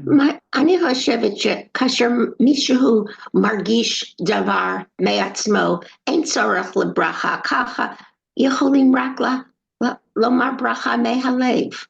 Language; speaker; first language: Hebrew; non-native, learner; English